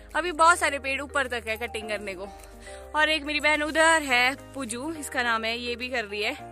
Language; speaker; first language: Hindi; native; Hindi